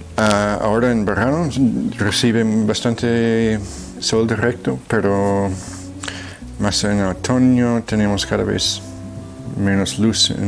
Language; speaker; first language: Spanish; non-native, fluent; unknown